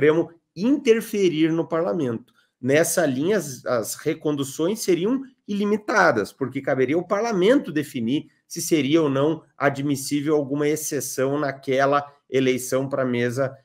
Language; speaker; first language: Portuguese; native; Portuguese